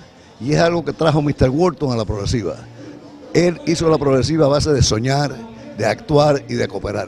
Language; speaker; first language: Spanish; native; Spanish